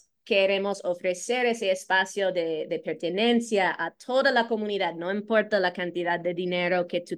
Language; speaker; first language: Spanish; non-native, fluent; English